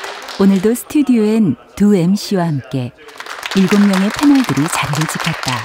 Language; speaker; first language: Korean; native; Korean